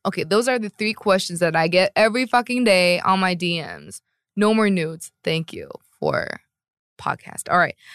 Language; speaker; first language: English; non-native, fluent; Korean